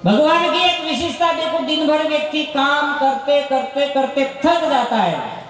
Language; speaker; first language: Hindi; non-native, local second language; Marathi